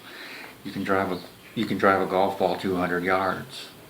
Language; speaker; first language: English; native; English